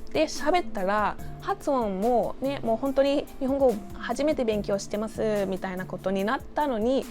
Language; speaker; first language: Japanese; non-native, fluent; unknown